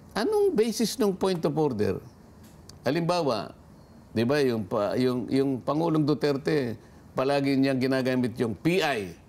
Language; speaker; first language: Filipino; non-native, local second language; Pampanga